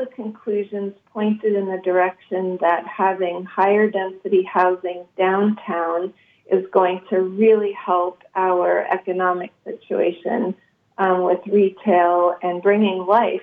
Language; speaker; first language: English; native; English